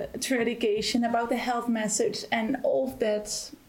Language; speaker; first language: English; non-native, fluent; Dutch